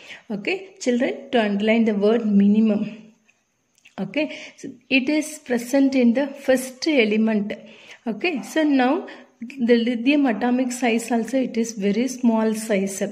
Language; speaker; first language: English; non-native, local second language; Tamil